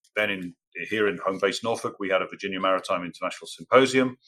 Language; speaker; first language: English; native; English